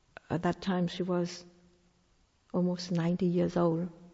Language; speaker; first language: English; non-native, fluent; Thai